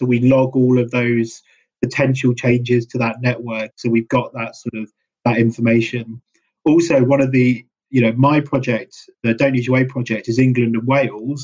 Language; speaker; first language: English; native; English